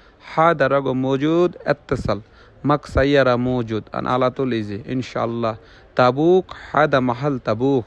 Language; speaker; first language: Arabic; non-native, learner; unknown